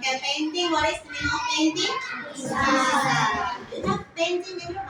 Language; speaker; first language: English; non-native, learner; Indonesian